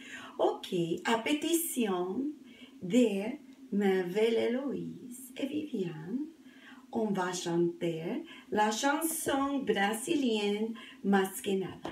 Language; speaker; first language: French; non-native, learner; Spanish